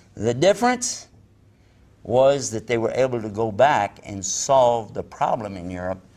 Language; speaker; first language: English; native; English